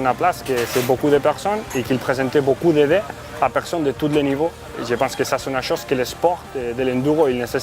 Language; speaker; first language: French; non-native, learner; Spanish